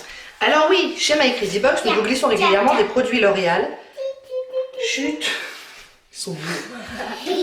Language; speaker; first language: French; native; French